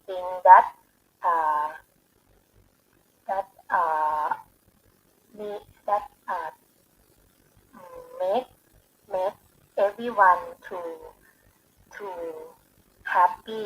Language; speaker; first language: English; non-native, learner; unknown